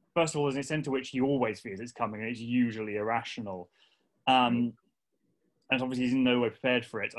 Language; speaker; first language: English; native; English